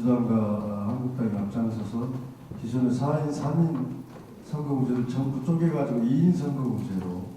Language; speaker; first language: Korean; native; Korean